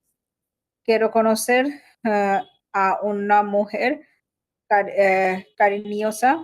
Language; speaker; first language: Spanish; non-native, learner; Bangla